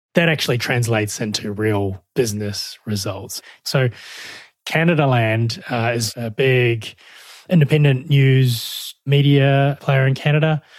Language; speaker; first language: English; native; English